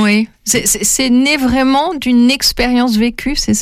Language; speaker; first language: French; native; French